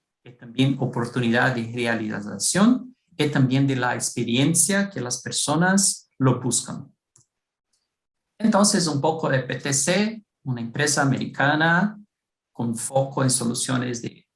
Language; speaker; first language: Spanish; non-native, fluent; Portuguese